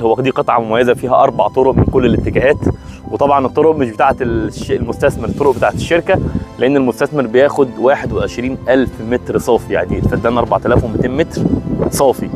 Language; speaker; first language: Arabic; native; Arabic